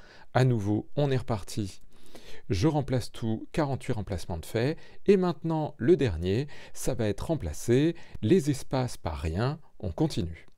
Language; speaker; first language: French; native; French